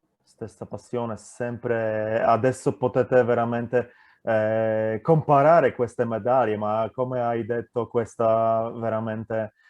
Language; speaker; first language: Italian; non-native, fluent; Polish